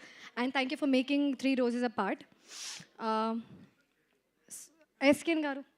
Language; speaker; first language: Telugu; non-native, local second language; Hindi